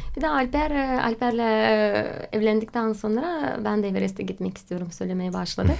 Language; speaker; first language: Turkish; non-native, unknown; Russian